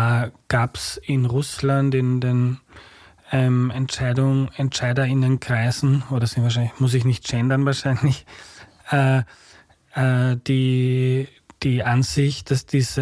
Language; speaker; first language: German; native; German